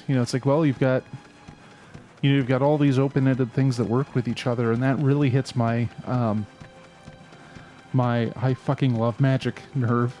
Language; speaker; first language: English; native; English